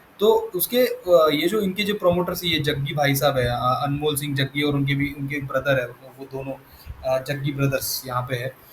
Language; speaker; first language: Hindi; non-native, local second language; Marathi